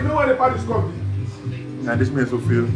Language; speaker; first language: German; non-native, learner; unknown